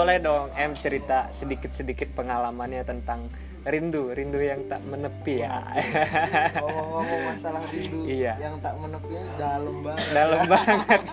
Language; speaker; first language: Indonesian; native; Indonesian